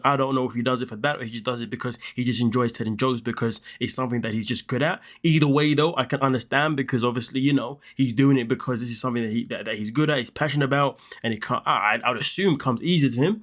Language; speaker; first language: English; native; English